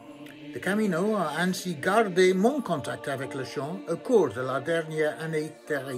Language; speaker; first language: French; non-native, fluent; English